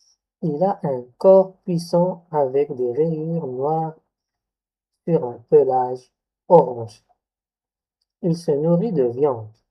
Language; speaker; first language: French; non-native, local second language; Arabic